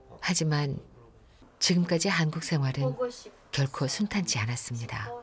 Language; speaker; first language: Korean; native; Korean